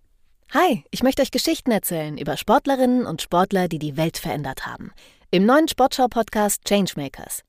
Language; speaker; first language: German; native; German